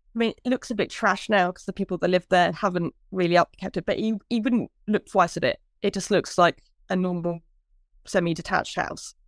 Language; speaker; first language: English; native; English